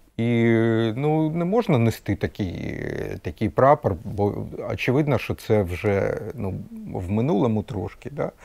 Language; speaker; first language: Ukrainian; non-native, local second language; Russian